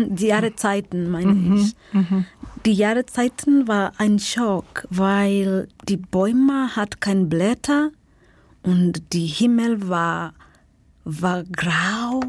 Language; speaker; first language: German; non-native, learner; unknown